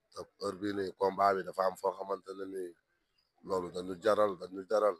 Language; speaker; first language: Wolof; native; Wolof